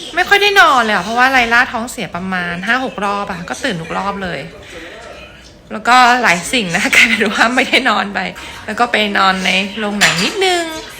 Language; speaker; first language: Thai; native; Thai